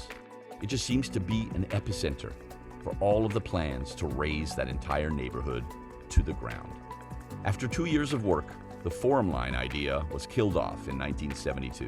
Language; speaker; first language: English; native; English